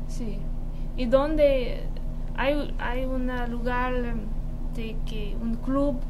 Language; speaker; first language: Spanish; non-native, learner; English